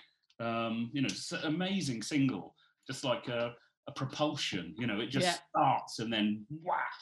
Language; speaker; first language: English; native; English